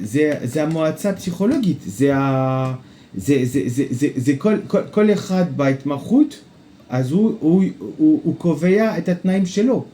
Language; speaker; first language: Hebrew; non-native, fluent; French